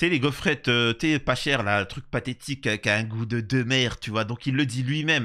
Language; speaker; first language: French; native; French